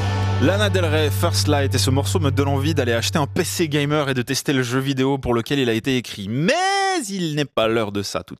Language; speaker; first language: French; native; French